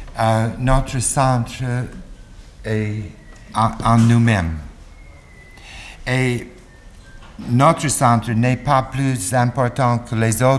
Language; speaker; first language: French; non-native, learner; English